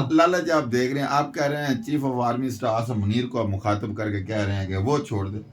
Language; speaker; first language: Urdu; non-native, local second language; Punjabi